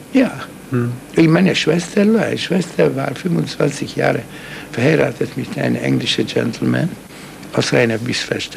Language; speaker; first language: German; non-native, fluent; Hungarian